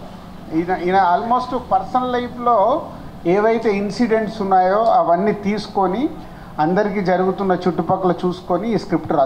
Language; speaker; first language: Telugu; native; Telugu